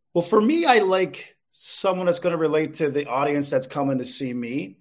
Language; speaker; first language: English; native; English